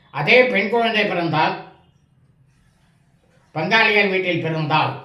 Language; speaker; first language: Tamil; native; Tamil